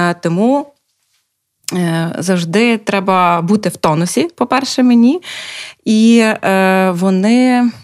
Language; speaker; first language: Ukrainian; native; Ukrainian